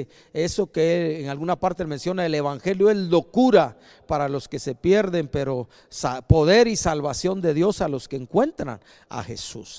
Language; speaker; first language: Spanish; native; Spanish